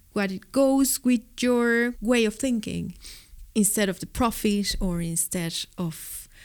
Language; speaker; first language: English; non-native, fluent; Spanish